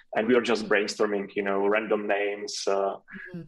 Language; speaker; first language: English; non-native, fluent; Czech